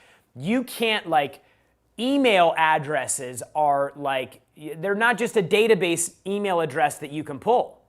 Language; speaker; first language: English; native; English